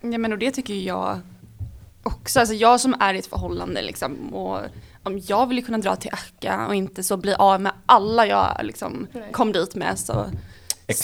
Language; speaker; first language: Swedish; native; Swedish